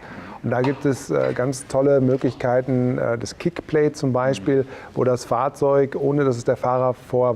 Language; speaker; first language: German; native; German